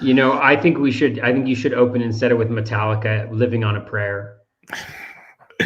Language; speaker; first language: English; native; English